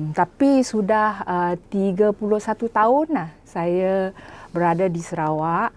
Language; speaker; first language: Malay; non-native, local second language; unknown